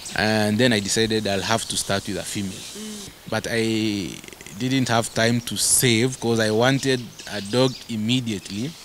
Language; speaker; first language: English; non-native, local second language; Masai